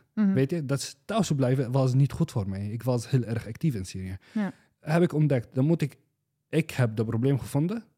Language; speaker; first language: Dutch; non-native, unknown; Arabic